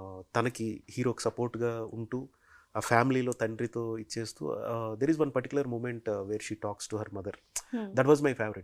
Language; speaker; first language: Telugu; native; Telugu